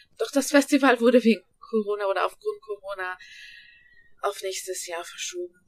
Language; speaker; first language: German; early bilingual, other home language; Hungarian